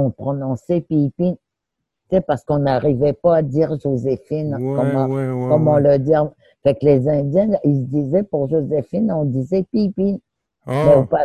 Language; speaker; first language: French; native; French